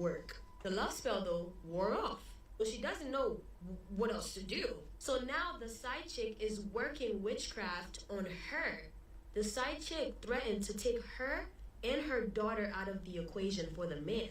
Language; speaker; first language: English; native; English